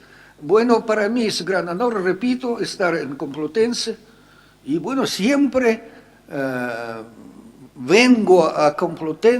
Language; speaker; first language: Spanish; non-native, fluent; Russian